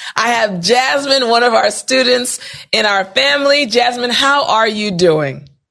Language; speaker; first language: English; native; English